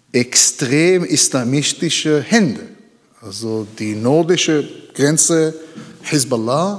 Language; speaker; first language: German; non-native, learner; Hebrew